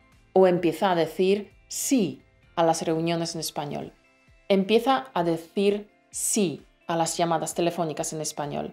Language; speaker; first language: Spanish; native; Spanish